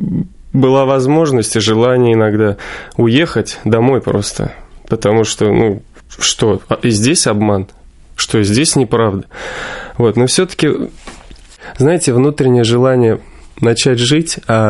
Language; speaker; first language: Russian; native; Russian